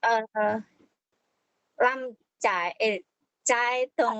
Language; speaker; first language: Cantonese; non-native, learner; Indonesian